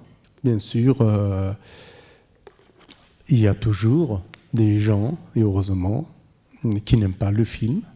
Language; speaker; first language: French; non-native, fluent; Persian